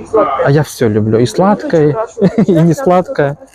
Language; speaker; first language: Russian; native; Russian